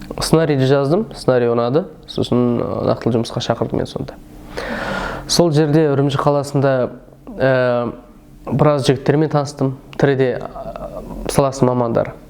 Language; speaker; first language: Kazakh; early bilingual, heritage; Kazakh